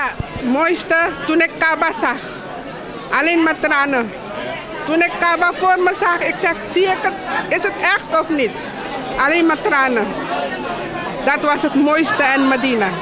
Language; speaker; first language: Dutch; non-native, fluent; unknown